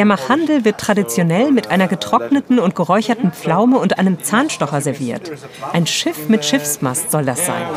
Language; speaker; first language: German; native; German